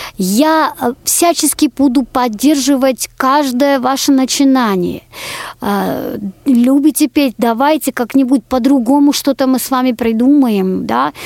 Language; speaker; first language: Russian; non-native, local second language; Georgian